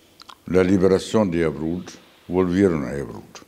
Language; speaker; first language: Spanish; non-native, fluent; Arabic